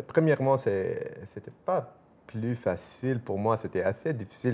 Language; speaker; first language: French; non-native, fluent; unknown